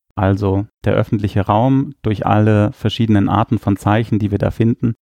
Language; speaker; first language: German; native; German